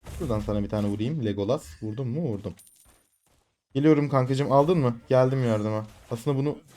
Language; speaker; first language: Turkish; native; Turkish